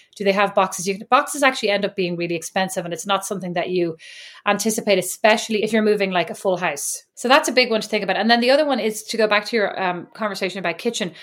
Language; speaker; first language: English; native; English